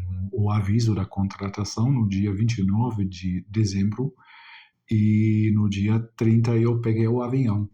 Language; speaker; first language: Portuguese; non-native, fluent; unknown